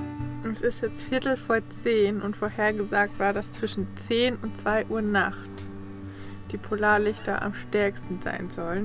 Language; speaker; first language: German; native; German